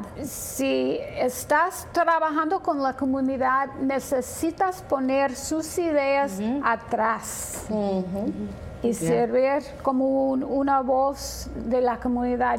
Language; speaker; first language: Spanish; non-native, learner; English